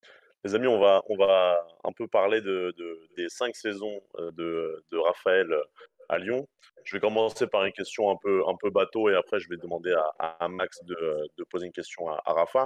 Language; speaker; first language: French; native; French